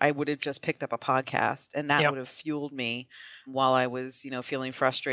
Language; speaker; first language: English; native; English